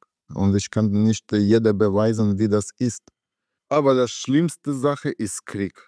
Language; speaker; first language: German; non-native, learner; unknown